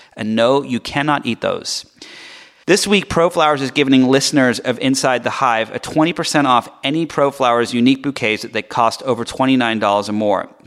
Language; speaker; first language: English; native; English